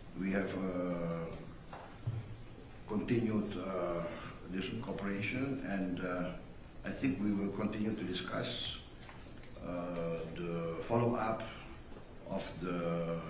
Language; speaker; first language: English; non-native, fluent; Indonesian